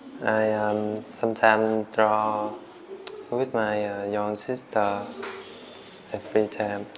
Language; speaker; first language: English; non-native, learner; Vietnamese